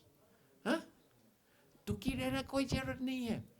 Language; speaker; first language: Hindi; non-native, fluent; English